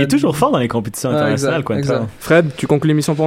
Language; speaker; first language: French; native; French